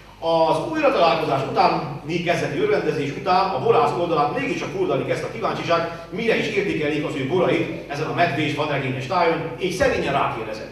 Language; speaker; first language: Hungarian; native; Hungarian